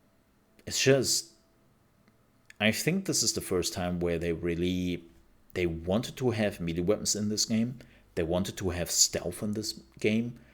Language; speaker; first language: English; non-native, fluent; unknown